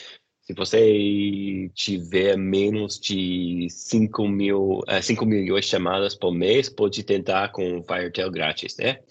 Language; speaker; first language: Portuguese; non-native, fluent; English